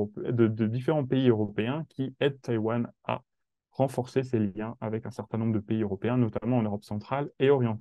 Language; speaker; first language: French; native; French